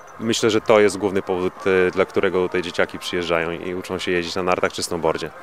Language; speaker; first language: Polish; native; Polish